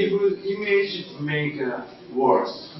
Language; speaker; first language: English; non-native, learner; Japanese